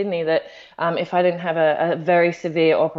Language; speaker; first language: English; native; English